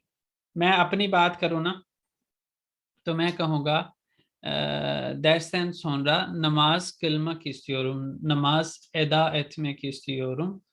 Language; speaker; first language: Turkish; non-native, fluent; Urdu